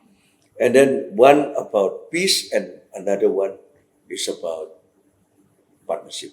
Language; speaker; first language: English; non-native, fluent; Indonesian